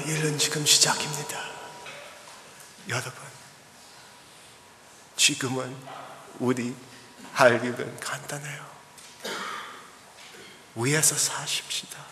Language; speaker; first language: Korean; early bilingual, heritage; English